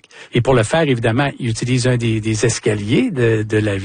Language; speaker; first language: French; native; French